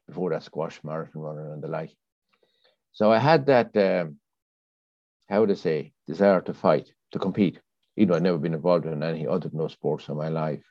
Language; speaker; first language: English; native; English